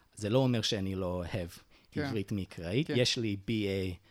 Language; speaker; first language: Hebrew; non-native, fluent; English